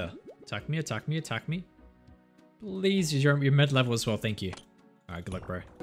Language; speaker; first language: English; native; English